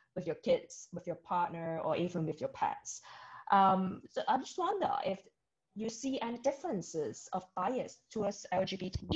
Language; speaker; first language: English; non-native, local second language; Cantonese